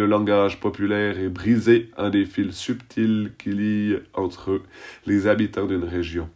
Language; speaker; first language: French; native; French